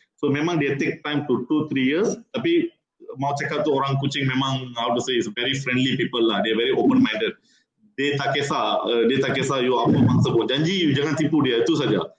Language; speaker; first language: Malay; non-native, local second language; Tamil